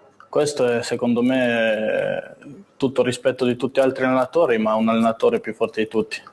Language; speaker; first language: Italian; non-native, fluent; Serbian